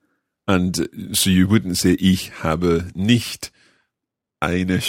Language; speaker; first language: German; non-native, learner; English